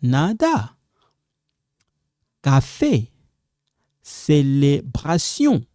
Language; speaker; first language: French; non-native, local second language; Lingala